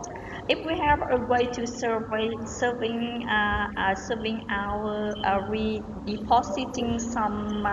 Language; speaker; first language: English; non-native, learner; Vietnamese